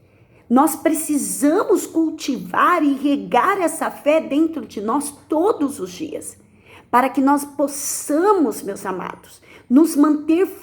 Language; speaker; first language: Portuguese; native; Portuguese